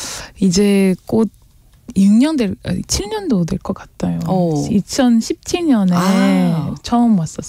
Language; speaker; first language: Korean; non-native, learner; French